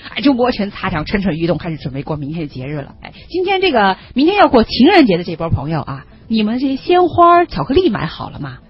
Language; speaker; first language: Chinese; native; Chinese